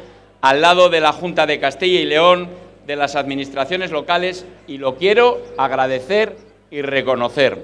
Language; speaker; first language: Spanish; native; Spanish